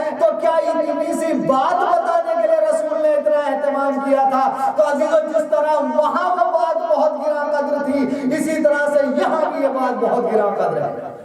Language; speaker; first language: Urdu; native; Urdu